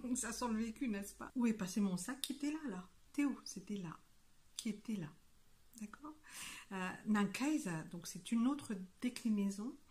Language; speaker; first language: French; non-native, local second language; Malagasy